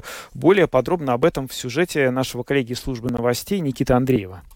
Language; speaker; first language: Russian; native; Russian